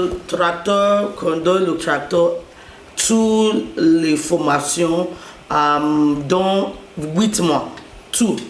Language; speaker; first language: French; non-native, learner; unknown